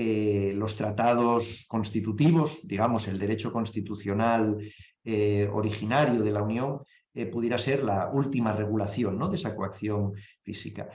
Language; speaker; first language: Spanish; native; Spanish